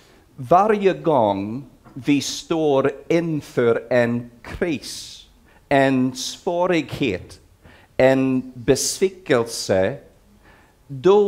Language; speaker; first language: Swedish; non-native, fluent; English